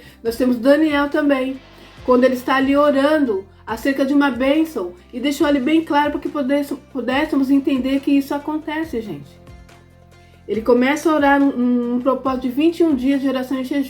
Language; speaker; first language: Portuguese; native; Portuguese